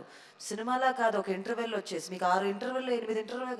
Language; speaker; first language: Telugu; native; Telugu